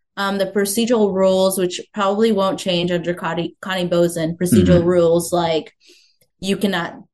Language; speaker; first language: English; native; English